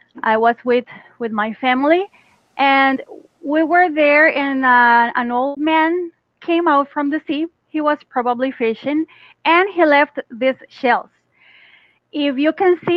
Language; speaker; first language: English; non-native, fluent; Spanish